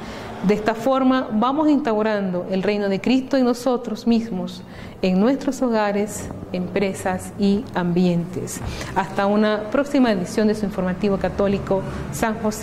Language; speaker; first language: Spanish; native; Spanish